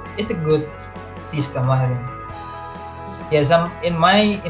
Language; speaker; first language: English; non-native, learner; Indonesian